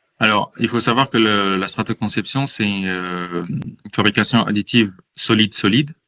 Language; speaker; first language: French; non-native, fluent; Arabic